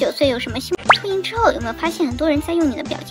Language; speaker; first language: Chinese; native; Chinese